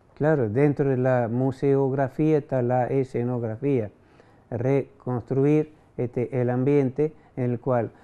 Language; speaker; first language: Spanish; non-native, fluent; French